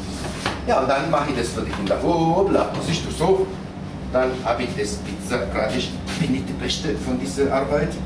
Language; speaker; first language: German; non-native, fluent; Italian